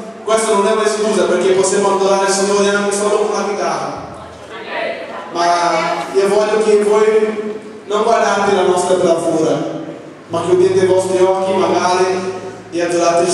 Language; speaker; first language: Italian; non-native, fluent; Portuguese